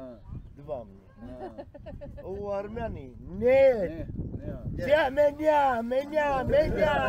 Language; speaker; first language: Russian; non-native, learner; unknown